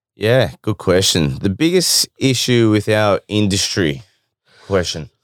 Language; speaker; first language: English; native; English